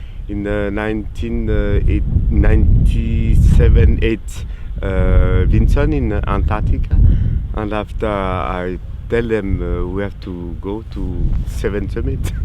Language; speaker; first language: English; non-native, learner; French